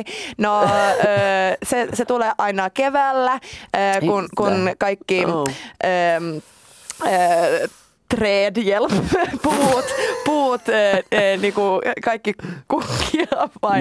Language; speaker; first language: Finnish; non-native, local second language; Swedish